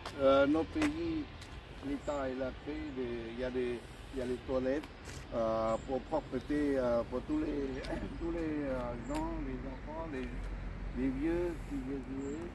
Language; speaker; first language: French; non-native, learner; Hmong